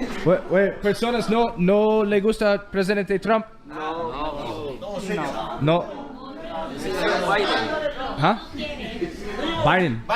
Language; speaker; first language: Spanish; non-native, learner; English